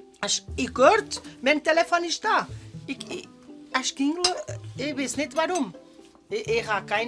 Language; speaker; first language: German; non-native, learner; Portuguese